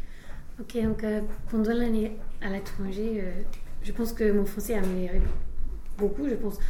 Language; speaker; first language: French; non-native, fluent; English